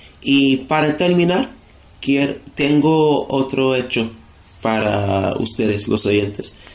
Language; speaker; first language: Spanish; non-native, fluent; English